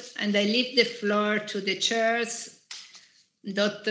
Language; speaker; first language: English; non-native, fluent; Italian